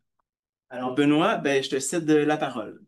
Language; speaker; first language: French; native; French